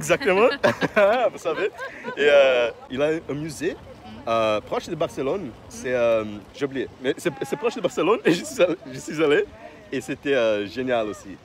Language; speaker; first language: French; non-native, fluent; Portuguese